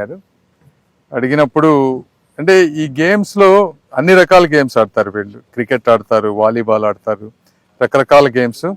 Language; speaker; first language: Telugu; native; Telugu